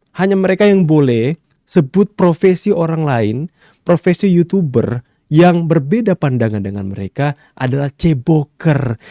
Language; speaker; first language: Indonesian; native; Indonesian